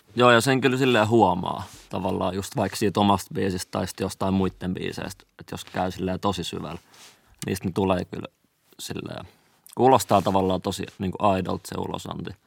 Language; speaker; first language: Finnish; native; Finnish